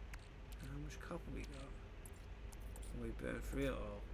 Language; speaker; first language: English; native; English